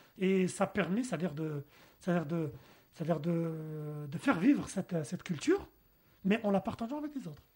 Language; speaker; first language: French; non-native, local second language; Arabic